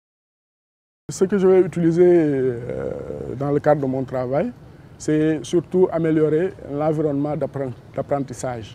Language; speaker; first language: French; non-native, local second language; Wolof